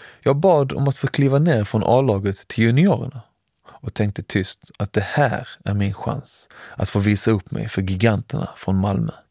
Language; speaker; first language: Swedish; early bilingual, other home language; Persian